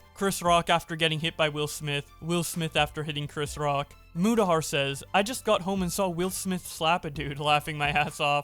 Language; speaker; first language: English; native; English